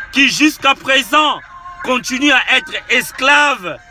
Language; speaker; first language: French; non-native, local second language; Lingala